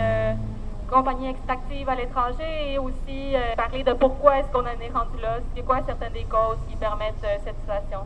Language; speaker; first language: French; native; French